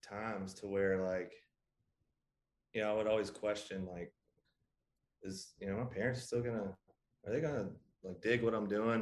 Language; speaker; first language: English; native; English